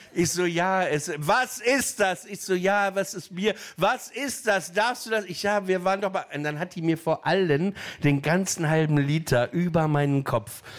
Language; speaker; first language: German; native; German